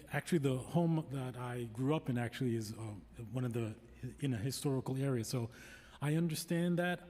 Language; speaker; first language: English; native; English